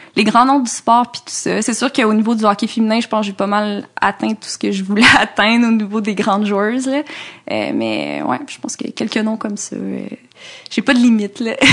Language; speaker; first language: French; native; French